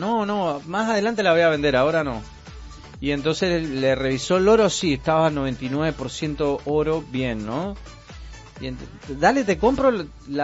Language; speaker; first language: Spanish; native; Spanish